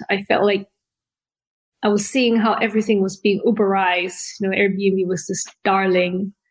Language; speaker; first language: English; early bilingual, other home language; Indonesian